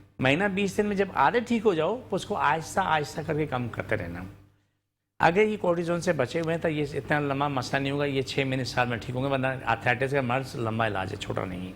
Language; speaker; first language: Urdu; non-native, local second language; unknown